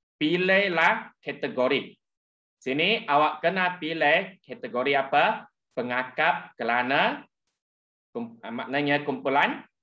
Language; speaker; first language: Malay; non-native, local second language; Chinese